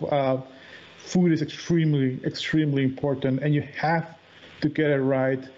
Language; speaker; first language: English; native; English